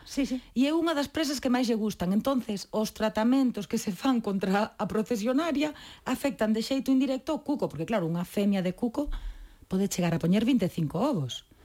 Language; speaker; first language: Galician; native; Galician